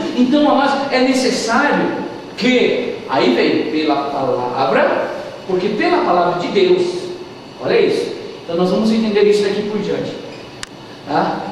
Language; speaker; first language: Portuguese; native; Portuguese